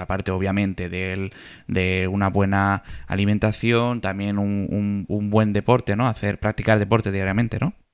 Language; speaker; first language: Spanish; native; Spanish